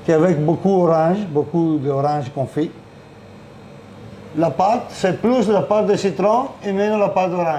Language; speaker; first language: French; non-native, learner; Italian